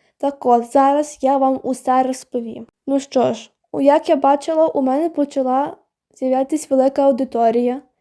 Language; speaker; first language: Ukrainian; non-native, local second language; Russian